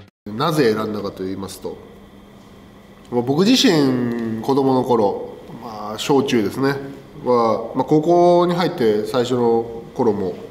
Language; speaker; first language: Japanese; native; Japanese